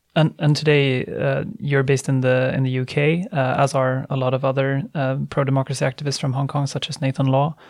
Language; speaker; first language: English; non-native, fluent; Swedish